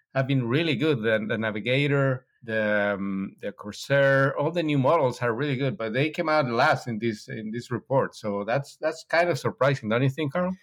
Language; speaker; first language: English; non-native, fluent; Spanish